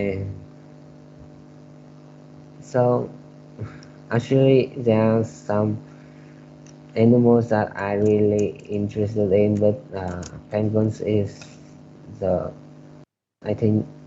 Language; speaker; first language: English; non-native, learner; Vietnamese